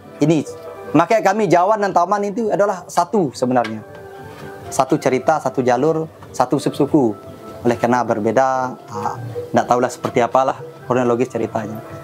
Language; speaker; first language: Indonesian; non-native, local second language; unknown